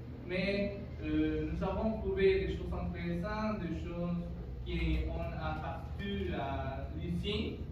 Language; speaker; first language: French; non-native, fluent; Spanish